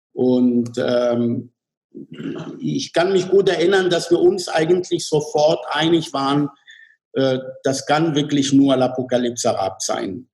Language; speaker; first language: German; non-native, fluent; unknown